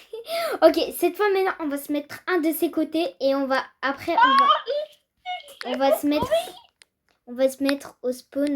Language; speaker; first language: French; native; French